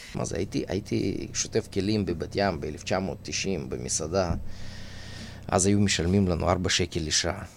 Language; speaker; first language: Hebrew; non-native, fluent; Russian